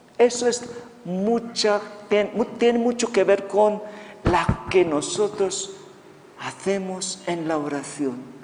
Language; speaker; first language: Spanish; non-native, fluent; Filipino